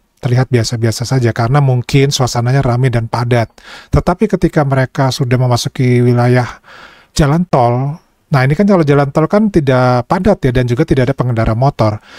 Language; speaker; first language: Indonesian; native; Indonesian